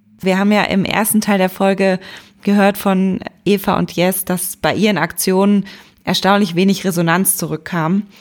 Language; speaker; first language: German; native; German